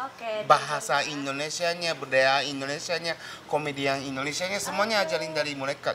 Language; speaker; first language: Indonesian; non-native, fluent; Japanese